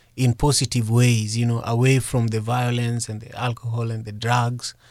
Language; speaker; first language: English; non-native, local second language; Luo (Kenya and Tanzania)